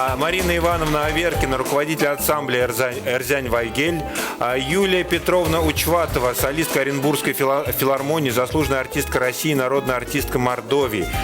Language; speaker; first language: Russian; native; Russian